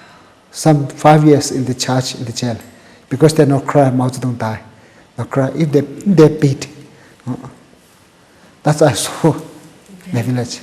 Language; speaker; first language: English; non-native, local second language; Tibetan